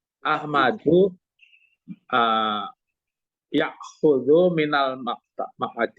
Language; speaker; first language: Arabic; non-native, learner; Indonesian